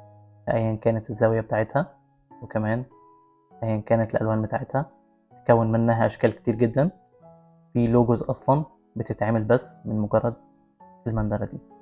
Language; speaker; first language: Arabic; native; Arabic